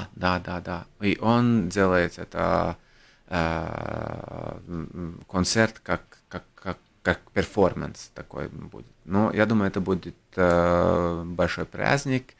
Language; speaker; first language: Russian; non-native, local second language; Latvian